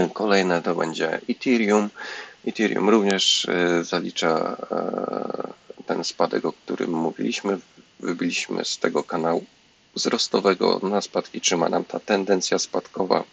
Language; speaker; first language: Polish; native; Polish